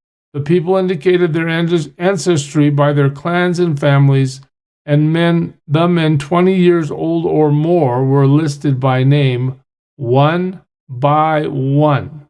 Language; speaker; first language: English; native; English